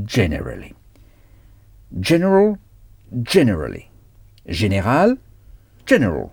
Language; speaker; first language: English; non-native, fluent; French